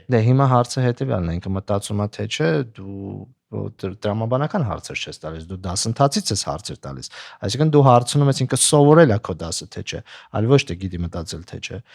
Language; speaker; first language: Armenian; native; Armenian